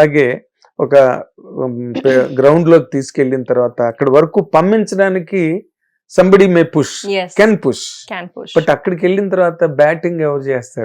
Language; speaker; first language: Telugu; native; Telugu